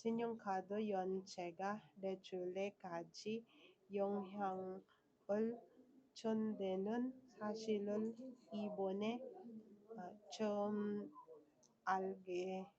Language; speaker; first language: Korean; non-native, learner; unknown